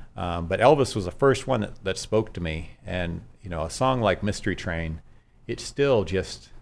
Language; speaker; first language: English; native; English